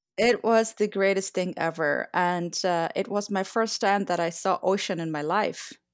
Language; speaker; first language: English; non-native, fluent; Persian